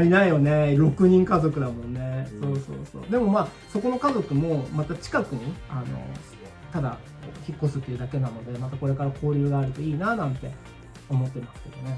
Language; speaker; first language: Japanese; native; Japanese